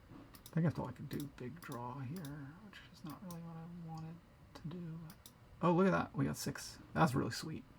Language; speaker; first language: English; native; English